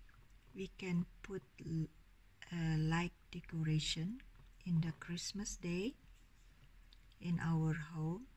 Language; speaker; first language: English; non-native, learner; Indonesian